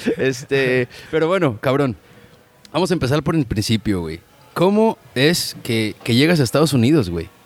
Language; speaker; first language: Spanish; early bilingual, heritage; Spanish